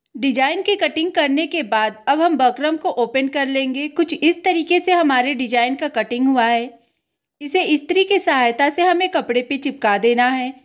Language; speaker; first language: Hindi; native; Hindi